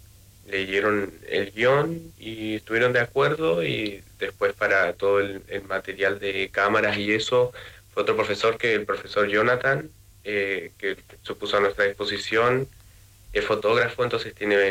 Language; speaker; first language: Spanish; native; Spanish